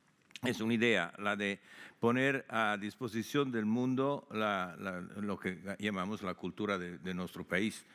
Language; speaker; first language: Spanish; non-native, fluent; Italian